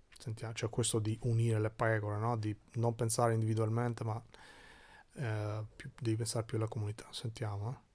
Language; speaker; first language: Italian; early bilingual, other home language; Albanian